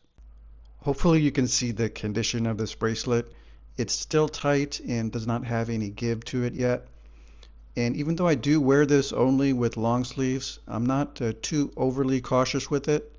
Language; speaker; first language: English; native; English